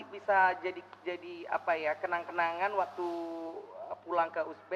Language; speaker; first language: Indonesian; native; Indonesian